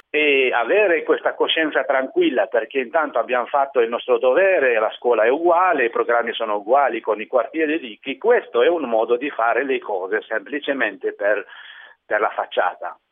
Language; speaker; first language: Italian; non-native, fluent; Kabyle